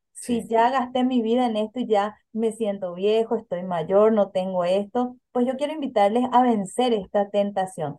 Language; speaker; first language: Spanish; native; Spanish